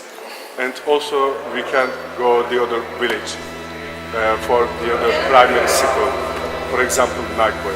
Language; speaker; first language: English; non-native, learner; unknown